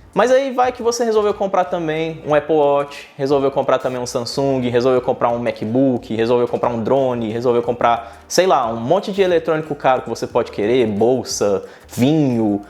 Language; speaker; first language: Portuguese; native; Portuguese